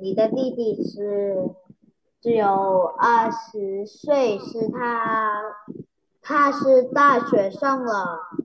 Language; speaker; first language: Chinese; non-native, learner; Vietnamese